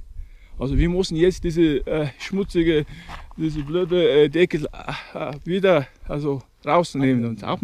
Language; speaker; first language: German; non-native, learner; Mongolian